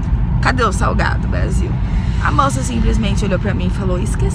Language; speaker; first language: Portuguese; native; Portuguese